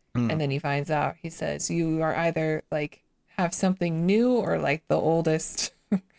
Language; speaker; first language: English; native; English